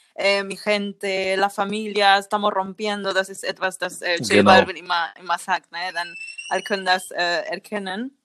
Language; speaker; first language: German; non-native, learner; Spanish